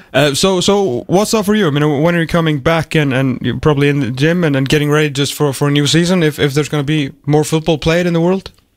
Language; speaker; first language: English; non-native, fluent; Icelandic